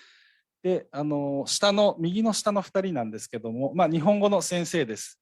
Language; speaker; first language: Japanese; native; Japanese